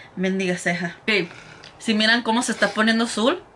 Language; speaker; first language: Spanish; early bilingual, heritage; Spanish